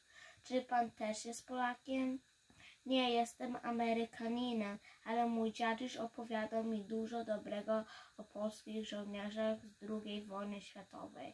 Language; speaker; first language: Polish; early bilingual, heritage; Polish